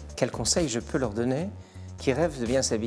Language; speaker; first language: French; native; French